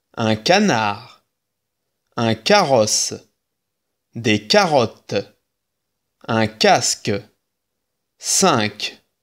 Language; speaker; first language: French; native; French